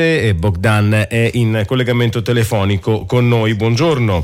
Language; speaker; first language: Italian; native; Italian